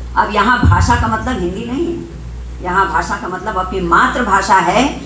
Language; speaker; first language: Hindi; native; Hindi